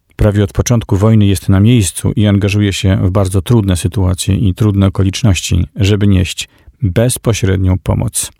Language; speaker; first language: Polish; native; Polish